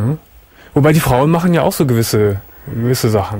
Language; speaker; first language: German; native; German